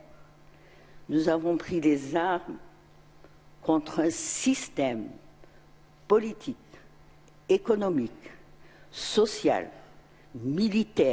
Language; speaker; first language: French; non-native, local second language; Arabic